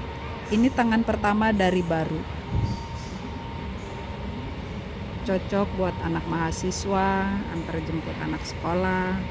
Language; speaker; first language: Indonesian; native; Indonesian